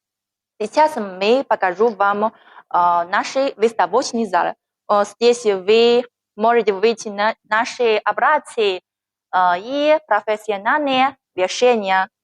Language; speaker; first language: Russian; non-native, learner; Chinese